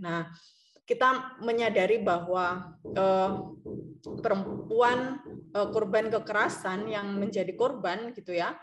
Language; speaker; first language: Indonesian; native; Indonesian